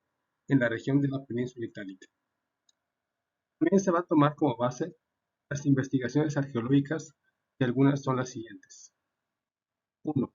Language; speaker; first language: Spanish; native; Spanish